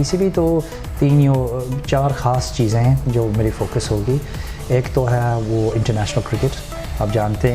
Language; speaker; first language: Hindi; early bilingual, heritage; Hindi